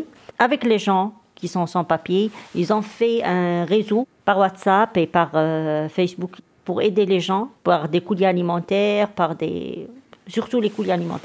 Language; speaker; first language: French; non-native, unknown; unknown